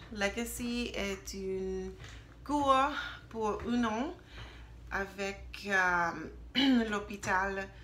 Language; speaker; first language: French; non-native, learner; English